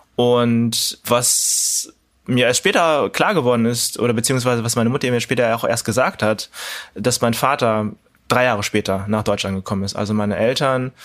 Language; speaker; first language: German; early bilingual, other home language; Cantonese